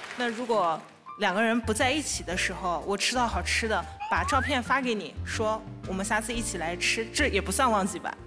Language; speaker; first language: Chinese; native; Chinese